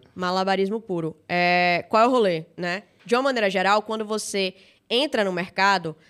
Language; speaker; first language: Portuguese; native; Portuguese